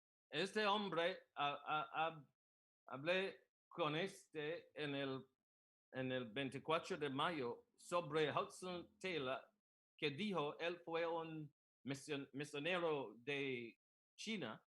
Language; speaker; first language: Spanish; non-native, learner; English